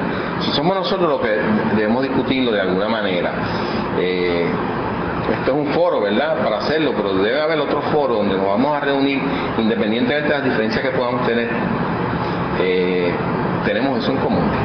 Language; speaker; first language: Spanish; native; Spanish